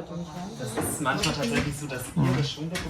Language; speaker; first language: German; native; German